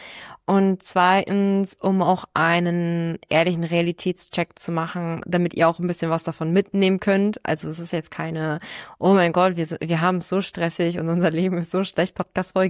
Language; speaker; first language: German; native; German